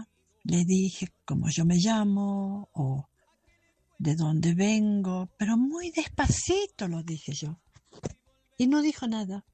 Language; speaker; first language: Spanish; non-native, fluent; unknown